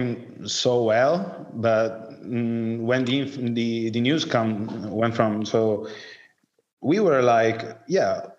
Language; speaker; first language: English; non-native, fluent; Italian